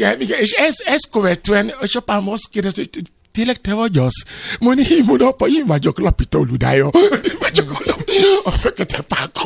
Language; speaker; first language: Hungarian; non-native, fluent; Yoruba